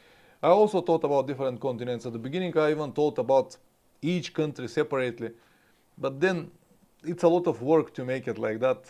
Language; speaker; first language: English; non-native, fluent; Bulgarian